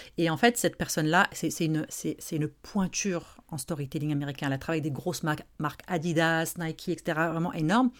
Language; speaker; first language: French; non-native, local second language; Arabic